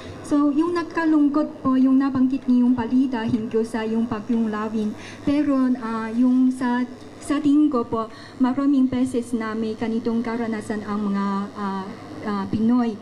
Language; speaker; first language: Filipino; non-native, learner; Chinese